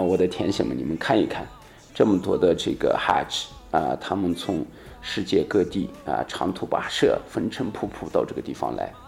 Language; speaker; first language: Chinese; native; Chinese